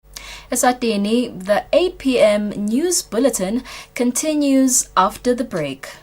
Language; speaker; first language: English; non-native, local second language; Swati